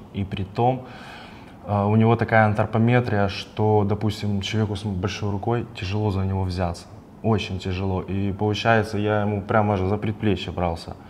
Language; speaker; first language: Russian; native; Russian